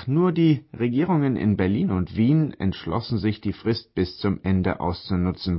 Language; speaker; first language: German; native; German